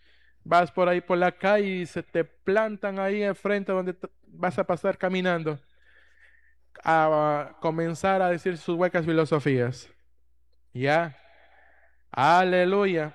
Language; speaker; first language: Spanish; native; Spanish